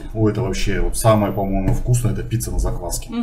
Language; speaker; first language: Russian; native; Russian